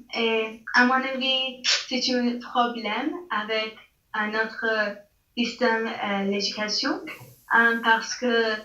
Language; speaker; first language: French; non-native, learner; English